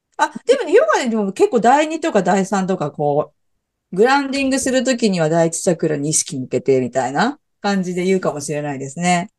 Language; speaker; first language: Japanese; native; Japanese